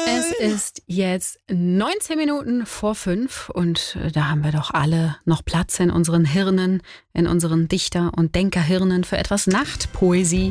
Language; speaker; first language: German; native; German